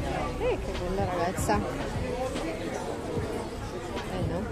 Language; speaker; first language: Italian; non-native, learner; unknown